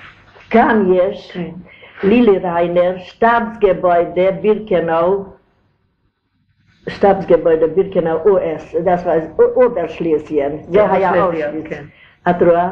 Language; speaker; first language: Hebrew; non-native, learner; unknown